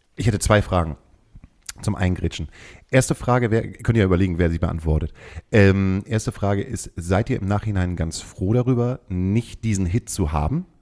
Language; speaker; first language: German; native; German